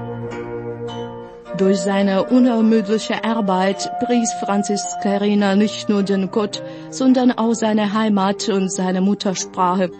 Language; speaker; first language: German; non-native, fluent; Russian